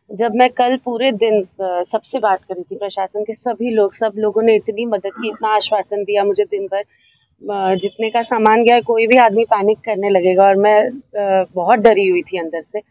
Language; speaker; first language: Hindi; native; Hindi